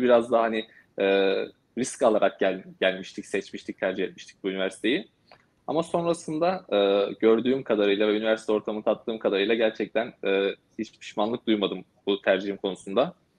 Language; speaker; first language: Turkish; native; Turkish